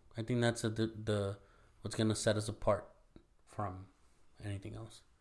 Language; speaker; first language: English; early bilingual, other home language; Spanish